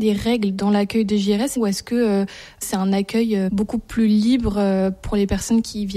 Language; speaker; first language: French; native; French